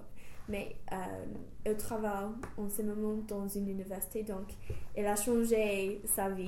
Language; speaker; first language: French; non-native, fluent; English